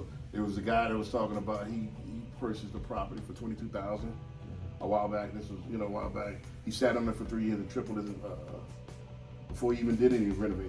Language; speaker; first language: English; native; English